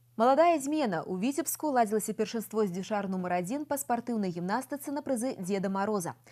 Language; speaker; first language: Belarusian; non-native, local second language; Russian